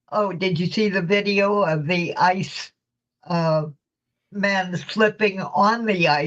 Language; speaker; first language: English; native; English